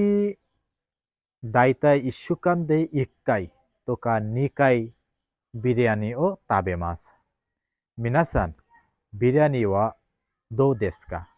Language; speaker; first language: Japanese; non-native, learner; Bangla